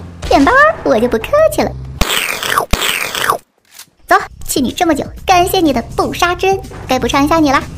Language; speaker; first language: Chinese; native; Chinese